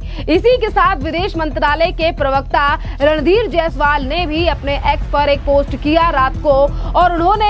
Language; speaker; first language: Hindi; native; Hindi